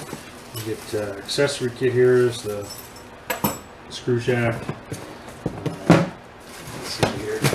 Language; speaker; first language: English; native; English